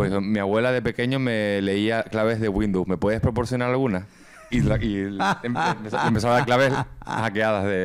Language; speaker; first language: Spanish; native; Spanish